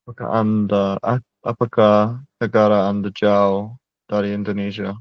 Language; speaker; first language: Indonesian; non-native, learner; English